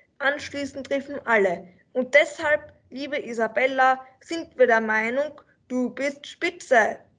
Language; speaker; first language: German; native; German